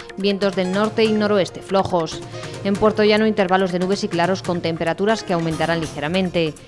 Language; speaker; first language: Spanish; native; Spanish